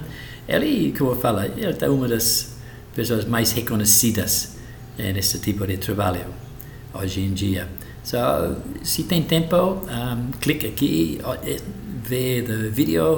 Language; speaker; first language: Portuguese; non-native, fluent; Spanish